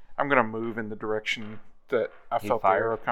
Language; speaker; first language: English; native; English